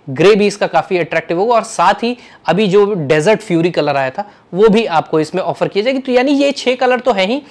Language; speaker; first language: Hindi; native; Hindi